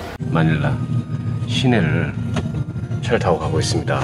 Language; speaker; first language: Korean; native; Korean